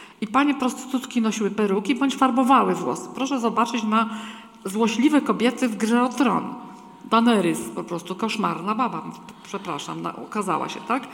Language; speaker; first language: Polish; native; Polish